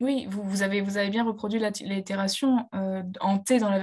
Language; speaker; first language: French; native; French